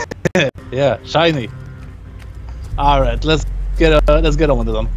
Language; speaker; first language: English; non-native, fluent; Norwegian